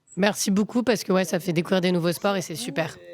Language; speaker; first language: French; native; French